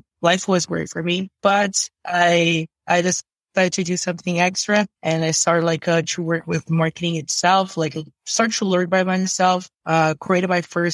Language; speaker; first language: English; non-native, fluent; Portuguese